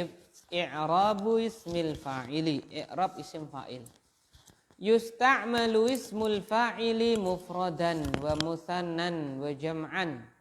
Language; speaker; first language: Arabic; non-native, fluent; Indonesian